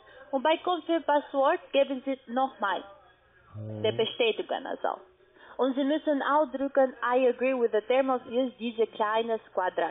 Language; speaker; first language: German; non-native, learner; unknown